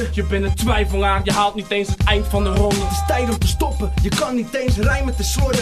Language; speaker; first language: Dutch; native; Dutch